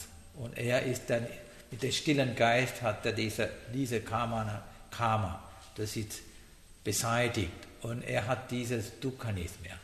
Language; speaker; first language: German; non-native, learner; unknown